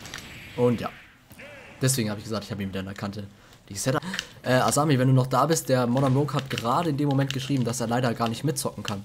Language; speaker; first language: German; native; German